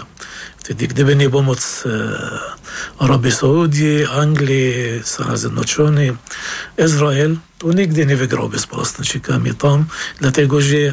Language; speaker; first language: Polish; non-native, fluent; Arabic